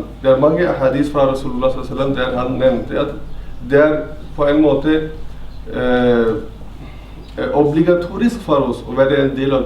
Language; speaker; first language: Norwegian; non-native, fluent; Urdu